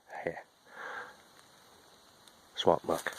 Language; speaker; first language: English; native; English